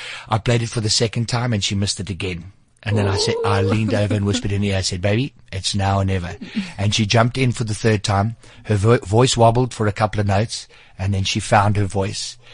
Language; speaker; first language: English; native; English